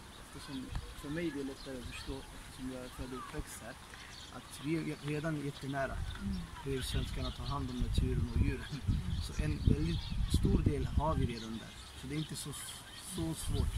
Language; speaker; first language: Swedish; non-native, fluent; Arabic